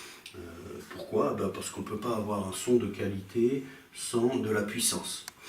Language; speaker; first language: French; native; French